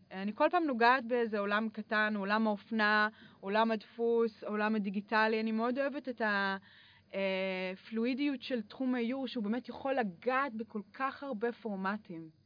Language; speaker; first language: Hebrew; early bilingual, other home language; English